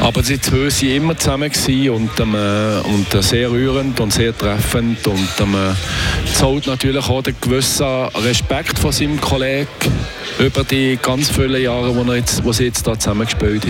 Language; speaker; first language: German; native; German